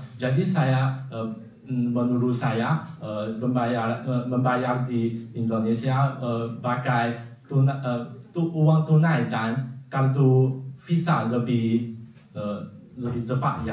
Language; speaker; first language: Indonesian; non-native, fluent; Chinese